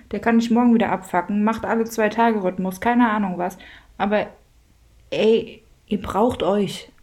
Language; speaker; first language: German; native; German